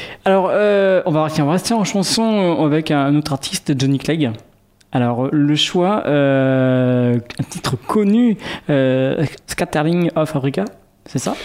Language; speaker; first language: French; native; French